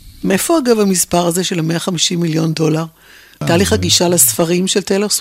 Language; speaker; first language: Hebrew; native; Hebrew